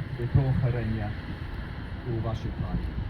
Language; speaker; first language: Ukrainian; non-native, learner; English